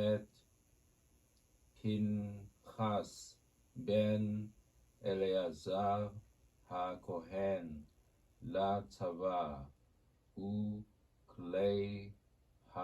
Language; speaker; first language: Hebrew; non-native, learner; Japanese